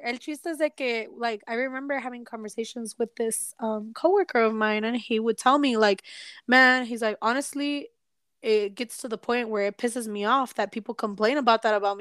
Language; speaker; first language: English; early bilingual, other home language; Spanish